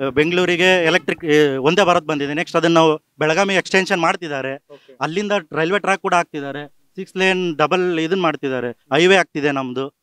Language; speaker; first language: Kannada; native; Kannada